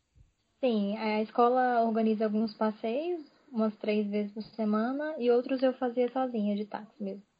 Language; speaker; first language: Spanish; non-native, learner; Portuguese